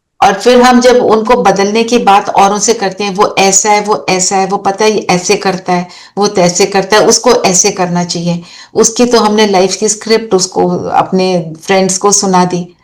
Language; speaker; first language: Hindi; native; Hindi